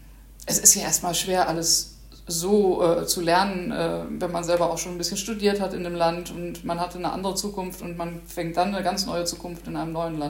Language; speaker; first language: German; native; German